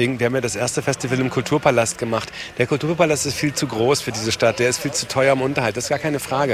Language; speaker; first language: German; native; German